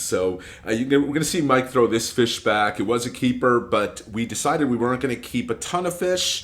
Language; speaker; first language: English; native; English